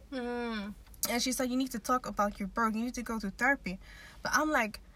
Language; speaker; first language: English; non-native, fluent; Dutch